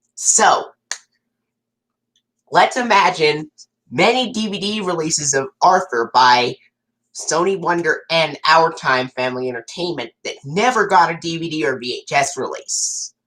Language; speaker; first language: English; native; English